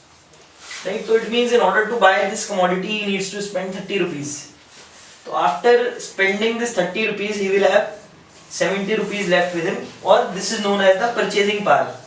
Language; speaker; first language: English; non-native, local second language; Hindi